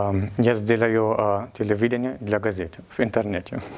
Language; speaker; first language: Russian; non-native, learner; German